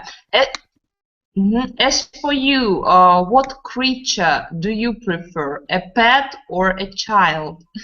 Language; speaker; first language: English; non-native, fluent; Russian